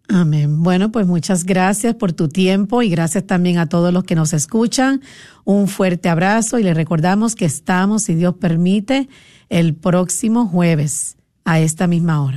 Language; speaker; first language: Spanish; native; Spanish